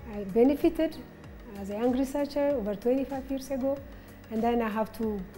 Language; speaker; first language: English; non-native, fluent; Amharic